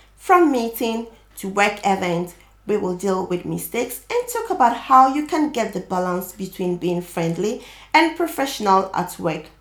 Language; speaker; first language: English; native; English